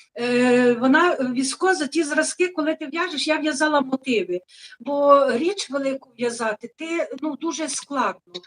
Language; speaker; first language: Ukrainian; native; Ukrainian